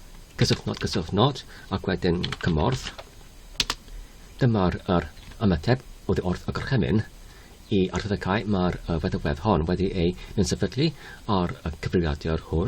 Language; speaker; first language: Welsh; non-native, fluent; English